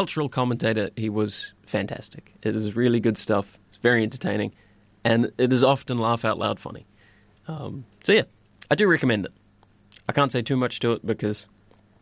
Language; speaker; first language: English; native; English